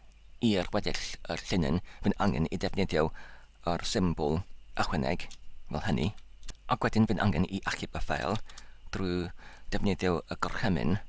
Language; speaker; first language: Welsh; non-native, local second language; English